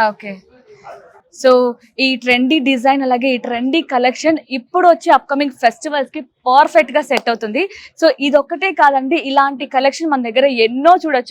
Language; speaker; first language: Telugu; native; Telugu